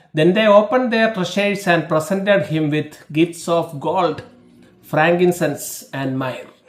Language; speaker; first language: English; non-native, local second language; Malayalam